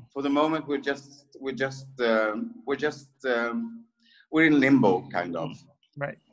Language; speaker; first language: English; early bilingual, other home language; French